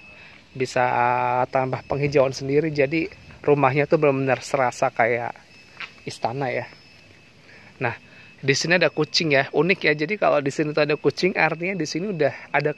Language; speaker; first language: Indonesian; native; Indonesian